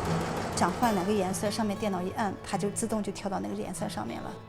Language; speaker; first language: Chinese; native; Chinese